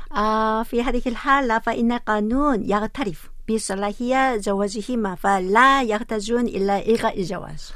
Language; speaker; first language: Arabic; non-native, fluent; Korean